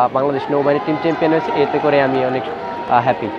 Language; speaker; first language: Bangla; native; Bangla